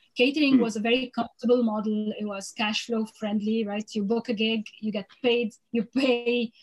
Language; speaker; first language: English; non-native, fluent; Arabic